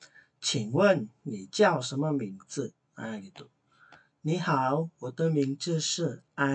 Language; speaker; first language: Chinese; non-native, fluent; Indonesian